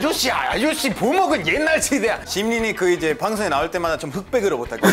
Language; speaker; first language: Korean; non-native, fluent; Spanish